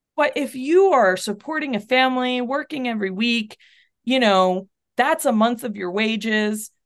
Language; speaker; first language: English; early bilingual, other home language; Spanish